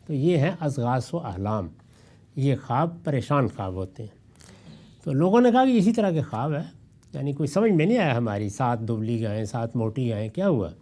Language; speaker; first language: Urdu; non-native, local second language; Punjabi